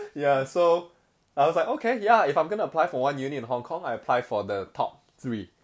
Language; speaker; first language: English; non-native, local second language; Cantonese